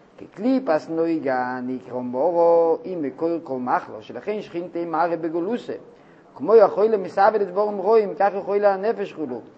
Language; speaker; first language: Hebrew; non-native, fluent; Russian